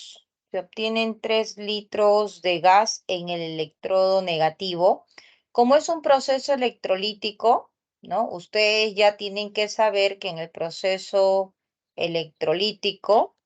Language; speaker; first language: Spanish; native; Spanish